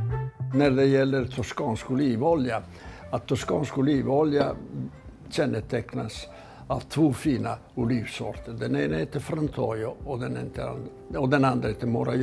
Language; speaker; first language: Swedish; non-native, fluent; Italian